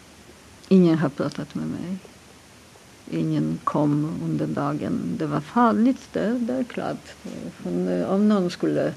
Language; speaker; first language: Swedish; non-native, fluent; Polish